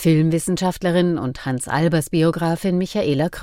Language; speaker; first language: German; native; German